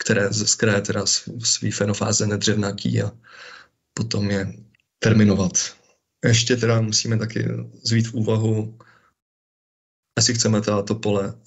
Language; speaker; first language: Czech; native; Czech